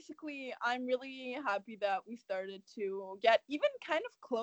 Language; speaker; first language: English; non-native, fluent; German